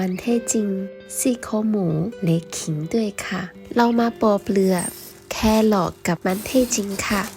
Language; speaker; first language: Thai; non-native, fluent; Chinese